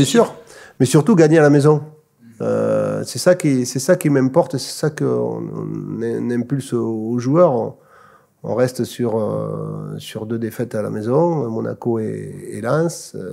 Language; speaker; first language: French; native; French